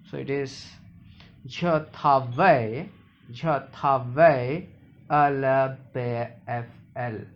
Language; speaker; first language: French; non-native, learner; Hindi